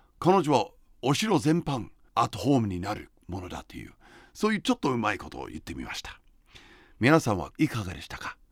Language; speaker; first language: Japanese; non-native, fluent; English